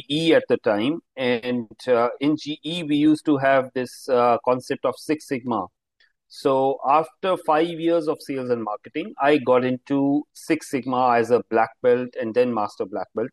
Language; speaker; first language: English; non-native, local second language; Hindi